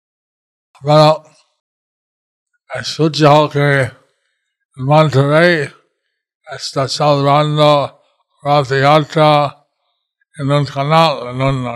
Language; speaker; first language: Spanish; non-native, learner; English